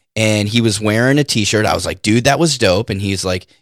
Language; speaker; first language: English; native; English